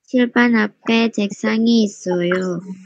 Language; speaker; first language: Korean; non-native, learner; Indonesian